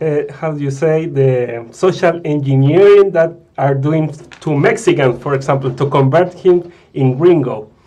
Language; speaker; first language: English; non-native, learner; Spanish